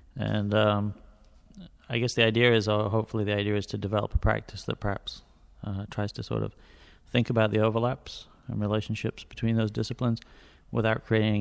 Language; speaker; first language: English; native; English